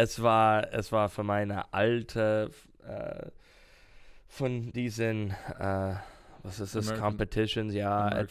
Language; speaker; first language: German; non-native, learner; English